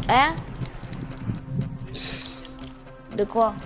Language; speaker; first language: French; native; French